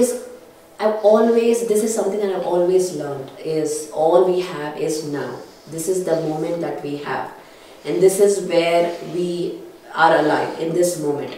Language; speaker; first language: English; non-native, local second language; Telugu